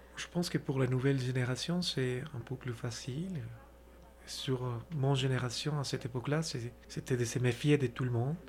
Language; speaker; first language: French; non-native, fluent; Spanish